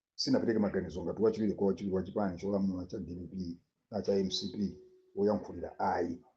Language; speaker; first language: Nyanja; native; Nyanja